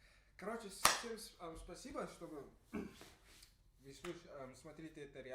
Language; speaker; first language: Russian; non-native, fluent; English